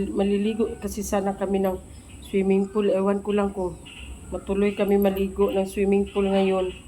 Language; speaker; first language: Filipino; non-native, local second language; Cebuano